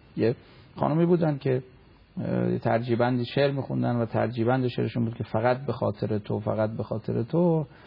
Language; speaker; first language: Persian; native; Persian